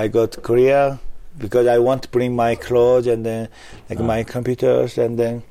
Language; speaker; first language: English; non-native, learner; Korean